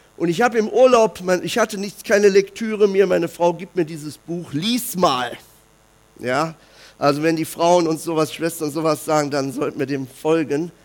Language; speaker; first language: German; native; German